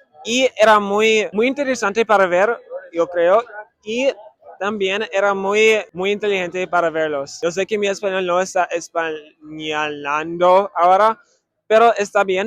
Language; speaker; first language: Spanish; non-native, learner; English